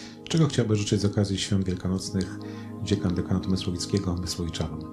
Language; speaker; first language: Polish; native; Polish